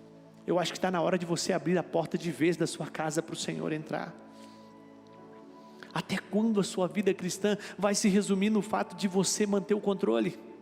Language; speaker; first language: Portuguese; native; Portuguese